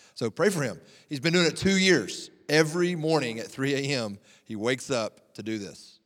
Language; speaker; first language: English; native; English